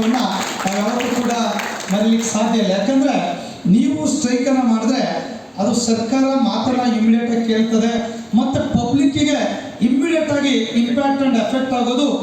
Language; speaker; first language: Kannada; native; Kannada